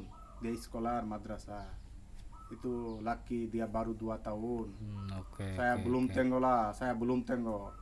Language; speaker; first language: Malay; non-native, learner; Bangla